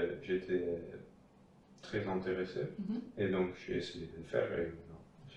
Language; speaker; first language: French; non-native, fluent; Dutch